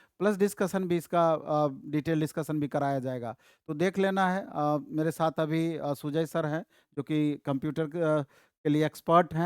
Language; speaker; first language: Hindi; native; Hindi